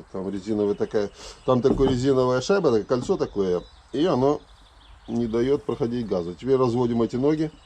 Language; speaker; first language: Russian; native; Russian